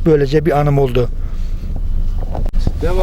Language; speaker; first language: Turkish; native; Turkish